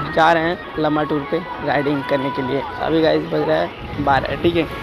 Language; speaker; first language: Hindi; native; Hindi